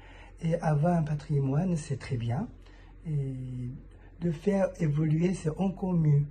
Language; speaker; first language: French; non-native, fluent; Japanese